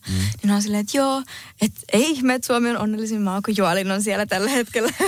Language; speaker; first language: Finnish; early bilingual, heritage; Spanish